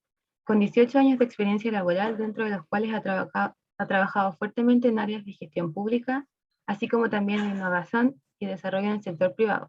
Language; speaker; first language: Spanish; native; Spanish